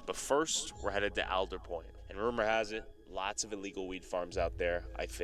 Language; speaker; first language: English; native; English